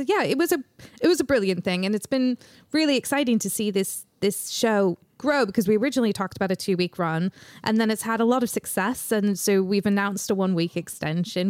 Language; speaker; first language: English; native; English